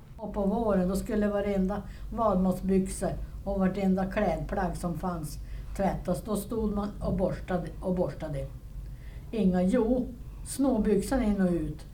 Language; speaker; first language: Swedish; native; Swedish